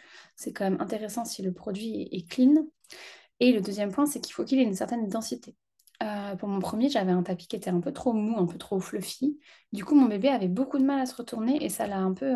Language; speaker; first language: French; native; French